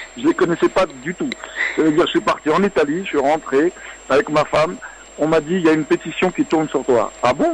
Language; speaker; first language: French; early bilingual, other home language; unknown